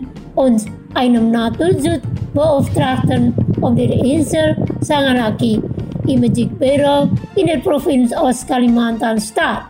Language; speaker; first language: German; non-native, fluent; Indonesian